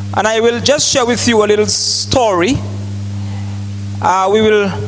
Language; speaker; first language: English; non-native, local second language; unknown